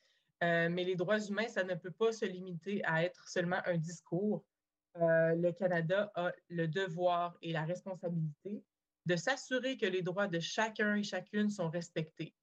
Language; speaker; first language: French; native; French